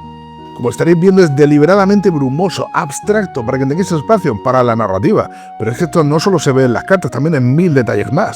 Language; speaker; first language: Spanish; native; Spanish